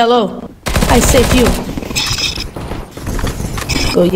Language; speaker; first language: English; non-native, learner; Hungarian